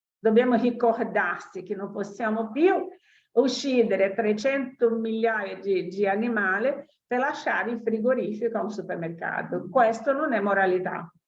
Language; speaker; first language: Italian; non-native, fluent; Portuguese